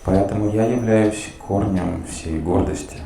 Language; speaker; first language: Russian; native; Russian